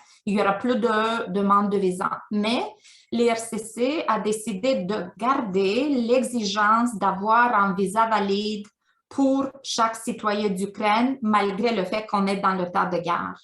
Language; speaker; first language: French; non-native, fluent; Ukrainian